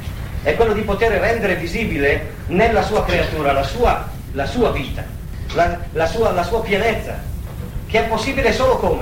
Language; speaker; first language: Italian; native; Italian